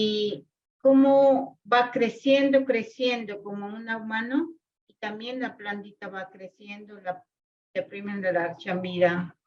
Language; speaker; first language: Spanish; non-native, local second language; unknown